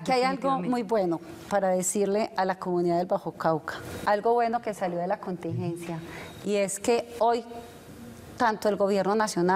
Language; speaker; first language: Spanish; native; Spanish